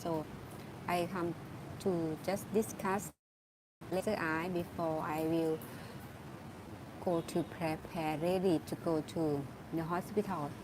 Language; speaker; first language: English; non-native, learner; Thai